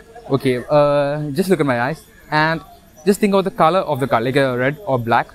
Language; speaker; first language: English; non-native, local second language; Malayalam